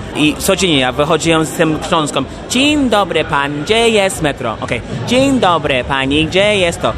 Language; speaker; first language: Polish; non-native, fluent; English